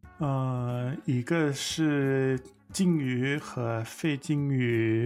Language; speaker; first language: Chinese; non-native, learner; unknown